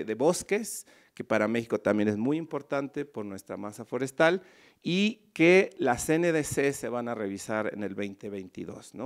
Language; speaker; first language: Spanish; native; Spanish